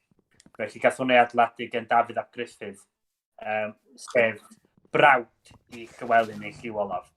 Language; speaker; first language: Welsh; native; Welsh